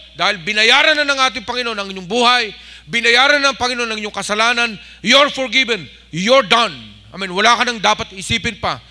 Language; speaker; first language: Filipino; non-native, local second language; Iloko